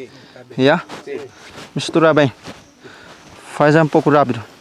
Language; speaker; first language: Portuguese; non-native, learner; Vietnamese